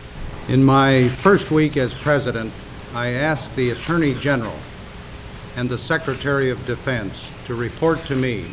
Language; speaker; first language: English; native; English